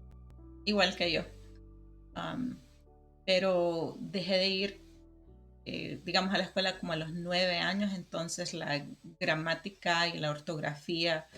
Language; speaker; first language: Spanish; early bilingual, other home language; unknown